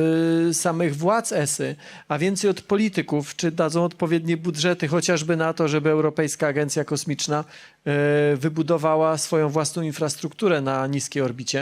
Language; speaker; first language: Polish; native; Polish